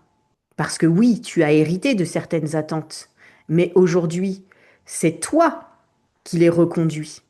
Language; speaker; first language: French; native; French